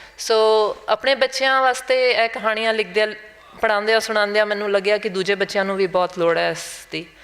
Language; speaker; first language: Punjabi; non-native, local second language; Hindi